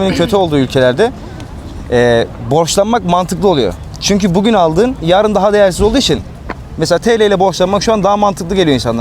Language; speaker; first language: Turkish; native; Turkish